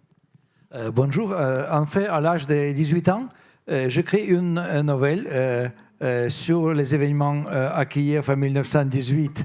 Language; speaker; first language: French; non-native, fluent; Russian